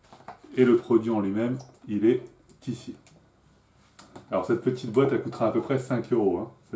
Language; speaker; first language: French; native; French